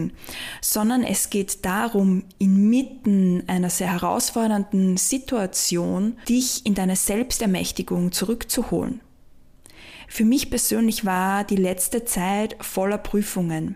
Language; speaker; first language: German; native; German